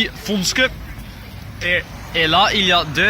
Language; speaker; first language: French; non-native, learner; Dutch